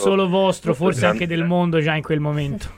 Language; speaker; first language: Italian; native; Italian